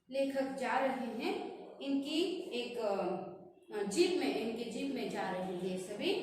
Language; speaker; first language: Hindi; non-native, local second language; Kannada